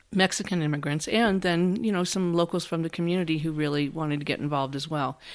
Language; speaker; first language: English; native; English